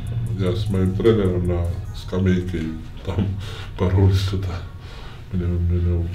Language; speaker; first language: Russian; non-native, fluent; Georgian